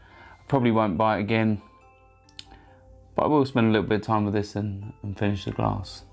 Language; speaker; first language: English; native; English